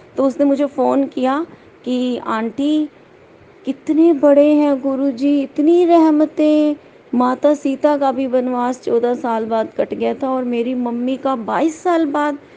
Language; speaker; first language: Hindi; native; Hindi